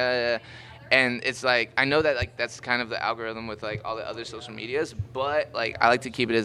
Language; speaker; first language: English; native; English